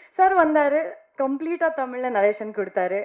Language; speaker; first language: Tamil; non-native, learner; Kannada